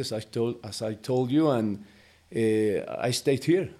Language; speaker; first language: English; non-native, fluent; Spanish